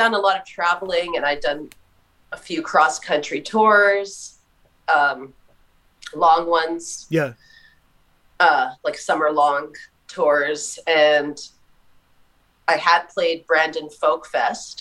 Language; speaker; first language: English; native; English